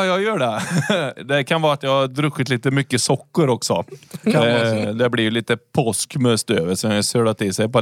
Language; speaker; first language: Swedish; native; Swedish